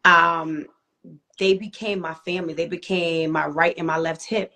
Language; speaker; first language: English; native; English